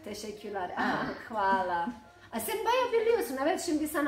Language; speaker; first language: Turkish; non-native, learner; Croatian